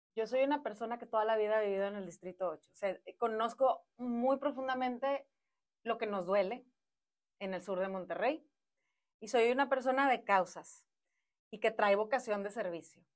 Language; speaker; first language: Spanish; native; Spanish